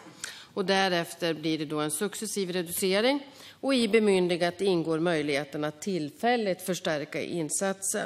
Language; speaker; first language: Swedish; native; Swedish